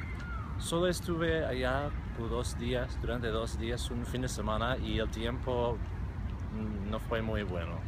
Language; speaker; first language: Spanish; non-native, fluent; English